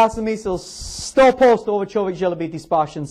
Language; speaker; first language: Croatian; non-native, learner; English